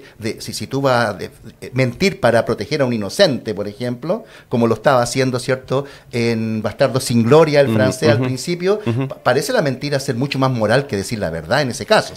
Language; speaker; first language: Spanish; native; Spanish